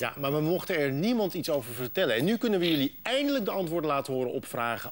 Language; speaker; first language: Dutch; native; Dutch